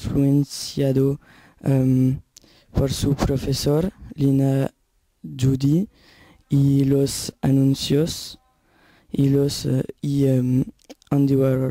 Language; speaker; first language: Spanish; non-native, learner; French